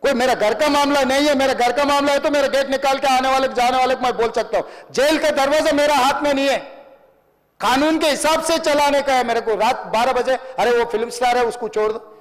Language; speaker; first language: Hindi; non-native, local second language; Telugu